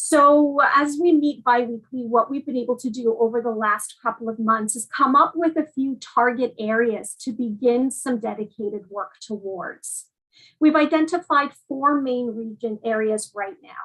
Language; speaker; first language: English; native; English